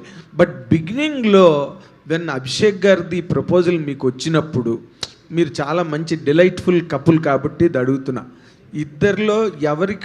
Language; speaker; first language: Telugu; native; Telugu